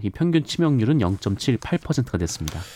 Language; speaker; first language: Korean; native; Korean